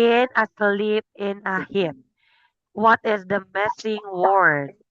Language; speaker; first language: English; non-native, fluent; Filipino